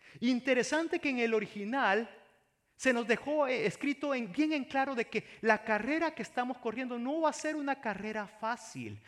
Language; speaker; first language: Spanish; native; Spanish